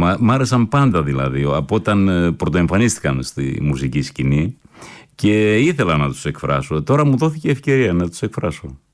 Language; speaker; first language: Greek; early bilingual, heritage; Greek